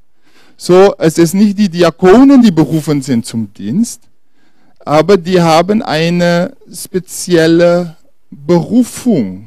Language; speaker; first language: German; non-native, fluent; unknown